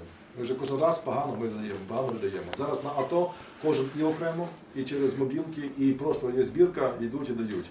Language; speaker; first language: Ukrainian; non-native, fluent; Polish